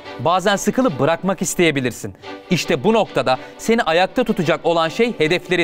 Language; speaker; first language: Turkish; native; Turkish